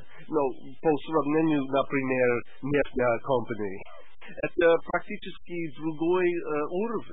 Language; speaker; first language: Russian; non-native, learner; English